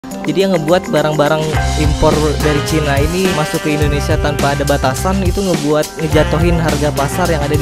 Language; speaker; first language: Indonesian; native; Indonesian